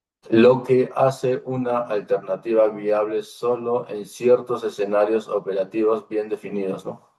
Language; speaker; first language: Spanish; native; Spanish